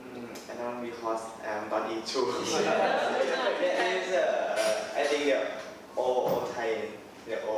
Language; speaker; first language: English; non-native, learner; Thai